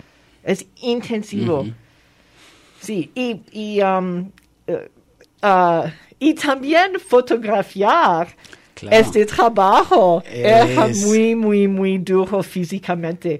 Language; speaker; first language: Spanish; non-native, fluent; French